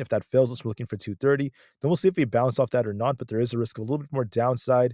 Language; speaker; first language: English; native; English